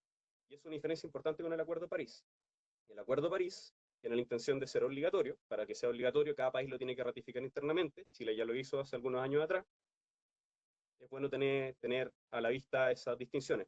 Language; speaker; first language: Spanish; native; Spanish